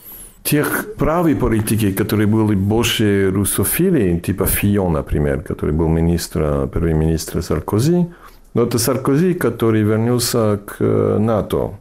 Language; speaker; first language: Russian; non-native, fluent; English